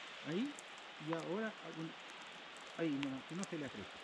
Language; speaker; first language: Spanish; native; Spanish